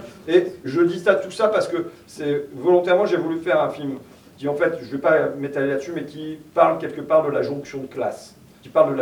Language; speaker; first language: French; native; French